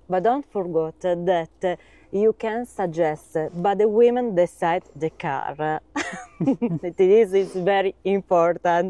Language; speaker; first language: English; non-native, learner; Italian